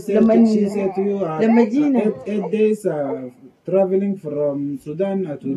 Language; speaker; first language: English; non-native, learner; Arabic